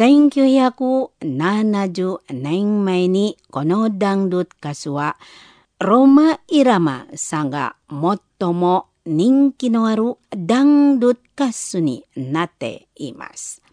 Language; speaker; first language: Japanese; non-native, fluent; Indonesian